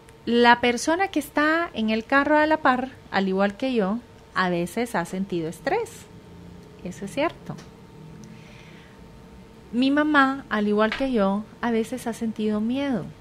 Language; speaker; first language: Spanish; native; Spanish